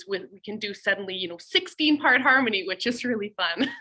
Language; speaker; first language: English; native; English